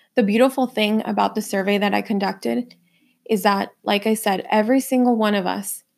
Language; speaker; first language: English; early bilingual, other home language; Spanish